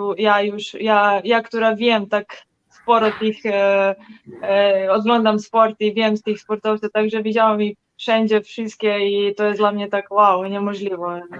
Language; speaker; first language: Polish; non-native, learner; Serbian